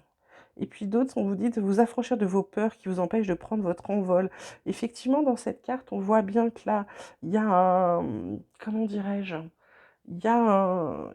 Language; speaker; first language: French; native; French